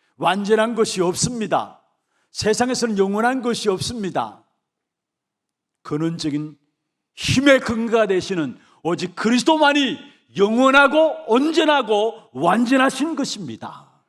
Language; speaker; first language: Korean; native; Korean